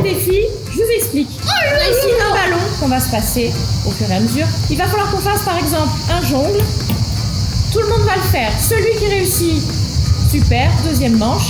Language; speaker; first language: French; native; French